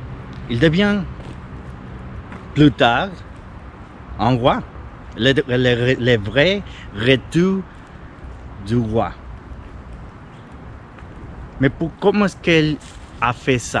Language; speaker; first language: French; non-native, fluent; Spanish